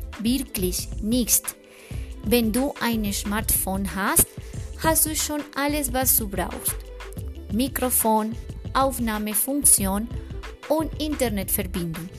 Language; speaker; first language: German; non-native, fluent; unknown